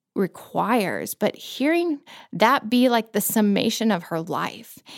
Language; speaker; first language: English; native; English